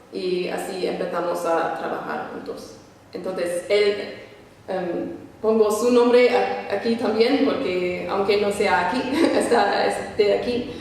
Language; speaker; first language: Spanish; non-native, fluent; English